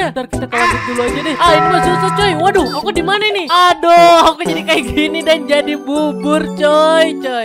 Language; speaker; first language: Indonesian; native; Indonesian